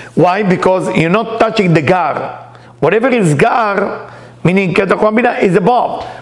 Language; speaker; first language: English; non-native, fluent; Hebrew